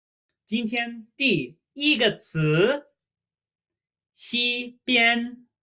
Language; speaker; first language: Chinese; non-native, fluent; English